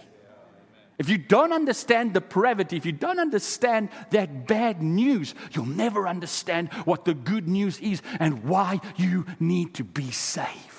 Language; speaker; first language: English; non-native, local second language; Afrikaans